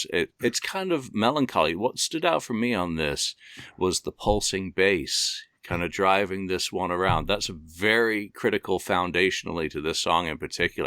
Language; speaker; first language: English; native; English